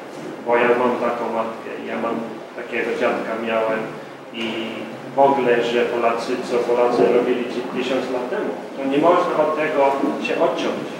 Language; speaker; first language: Polish; early bilingual, heritage; Polish